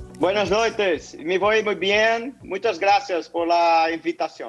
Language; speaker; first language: Spanish; non-native, learner; Portuguese